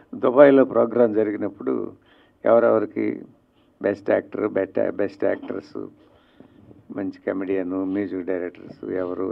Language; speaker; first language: Telugu; native; Telugu